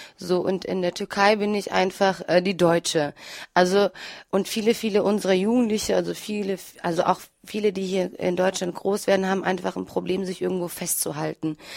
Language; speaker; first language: German; early bilingual, other home language; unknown